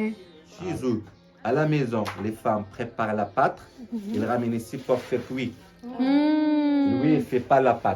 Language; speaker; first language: French; non-native, local second language; Arabic